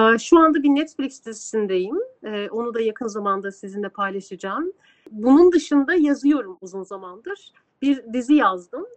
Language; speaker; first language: Turkish; native; Turkish